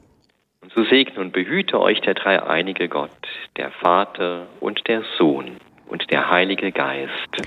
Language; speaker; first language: German; native; German